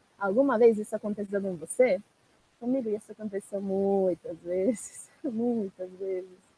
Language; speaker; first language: Portuguese; non-native, fluent; Italian